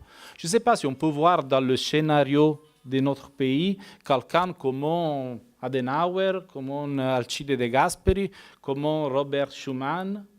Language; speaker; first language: French; non-native, fluent; Italian